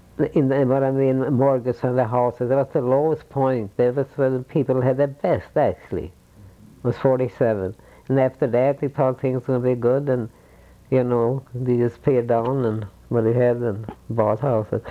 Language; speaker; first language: English; non-native, fluent; Swedish